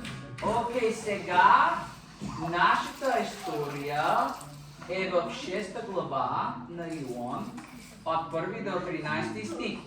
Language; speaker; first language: Bulgarian; non-native, fluent; English